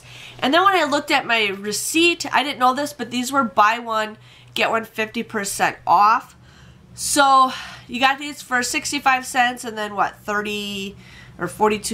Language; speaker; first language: English; native; English